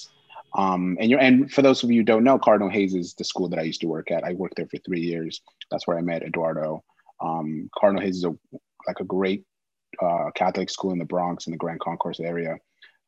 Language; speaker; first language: English; native; English